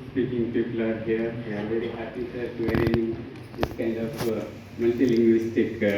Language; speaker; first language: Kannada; non-native, local second language; Tulu